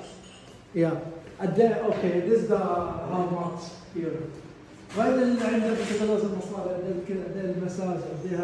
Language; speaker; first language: English; non-native, learner; Arabic